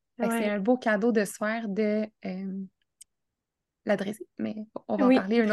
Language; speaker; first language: French; native; French